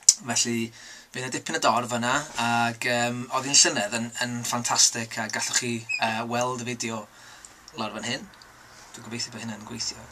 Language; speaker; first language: Welsh; native; Welsh